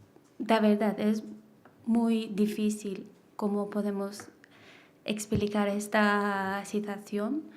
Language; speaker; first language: Spanish; non-native, learner; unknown